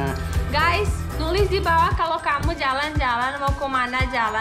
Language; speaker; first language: Indonesian; non-native, learner; English